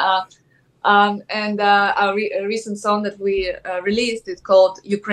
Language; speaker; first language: English; non-native, fluent; Ukrainian